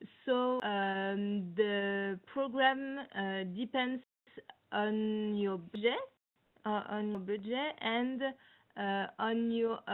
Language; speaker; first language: English; non-native, learner; French